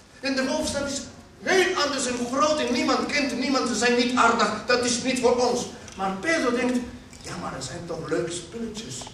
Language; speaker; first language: Dutch; non-native, fluent; Spanish